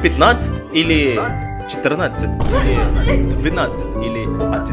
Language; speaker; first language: Russian; non-native, learner; Indonesian